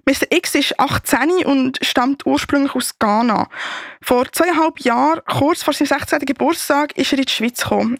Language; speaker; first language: German; native; German